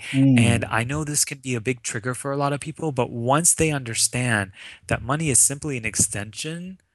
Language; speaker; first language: English; early bilingual, other home language; Arabic